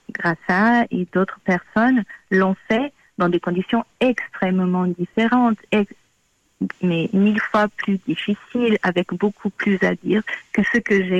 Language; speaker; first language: French; non-native, fluent; Portuguese